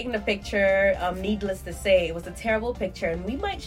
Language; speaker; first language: English; native; English